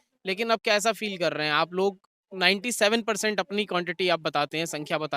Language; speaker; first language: Hindi; native; Hindi